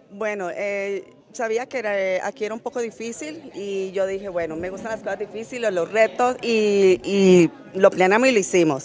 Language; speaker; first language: Spanish; native; Spanish